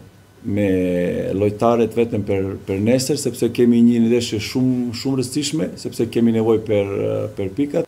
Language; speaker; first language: Albanian; non-native, learner; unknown